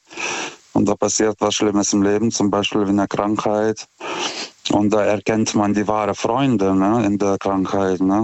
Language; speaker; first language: German; non-native, fluent; Lithuanian